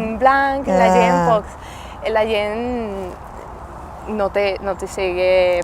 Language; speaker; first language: Catalan; non-native, learner; Spanish